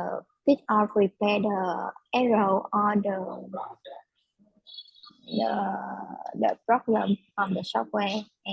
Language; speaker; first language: English; non-native, learner; Vietnamese